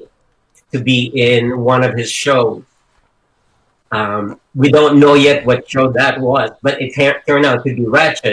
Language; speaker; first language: English; non-native, local second language; Filipino